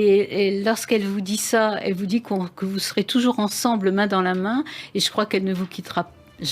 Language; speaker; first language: French; native; French